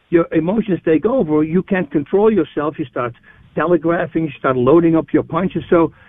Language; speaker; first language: English; non-native, fluent; Dutch